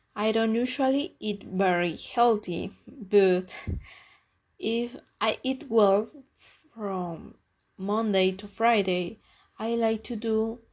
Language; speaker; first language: English; non-native, learner; Spanish